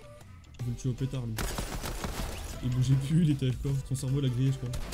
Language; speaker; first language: French; native; French